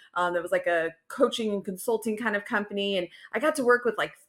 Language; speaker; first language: English; native; English